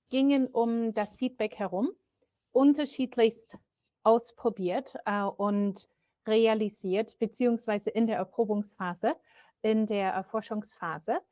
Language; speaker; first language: German; native; German